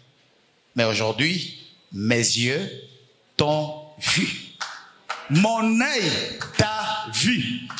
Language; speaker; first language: French; non-native, local second language; Lingala